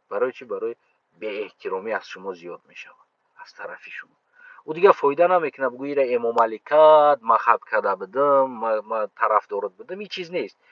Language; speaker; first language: Tajik; non-native, local second language; Uzbek